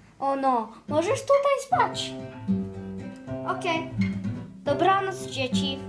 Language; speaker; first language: Polish; early bilingual, heritage; Polish